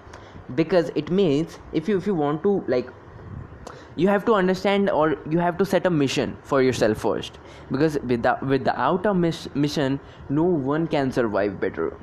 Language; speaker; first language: English; non-native, local second language; Hindi